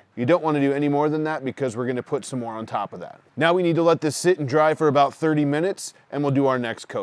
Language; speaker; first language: English; native; English